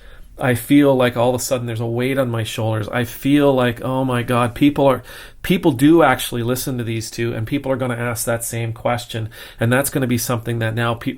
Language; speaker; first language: English; native; English